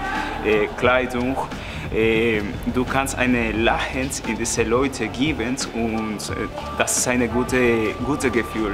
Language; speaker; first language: German; non-native, learner; Spanish